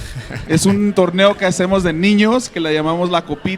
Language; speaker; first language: Spanish; early bilingual, heritage; Spanish